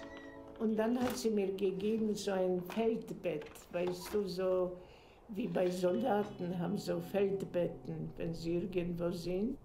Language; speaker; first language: German; non-native, fluent; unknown